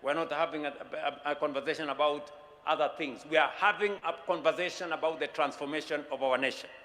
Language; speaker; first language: English; non-native, local second language; Kalenjin